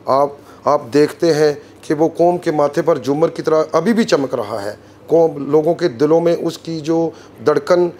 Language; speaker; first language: Urdu; non-native, local second language; Punjabi